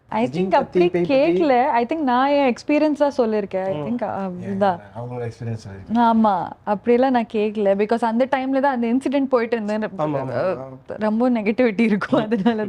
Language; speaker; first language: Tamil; early bilingual, heritage; Tamil